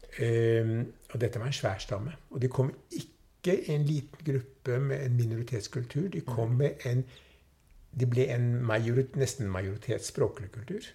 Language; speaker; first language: Norwegian; early bilingual, other home language; Swedish